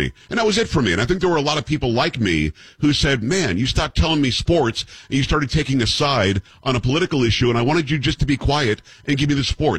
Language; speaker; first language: English; native; English